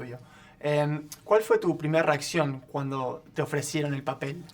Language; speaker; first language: Spanish; native; Spanish